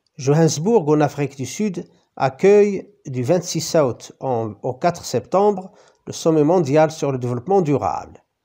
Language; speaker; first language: French; non-native, local second language; Arabic